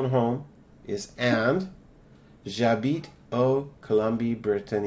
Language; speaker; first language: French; non-native, learner; English